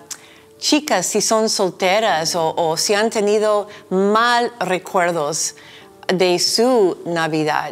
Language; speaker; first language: Spanish; non-native, fluent; English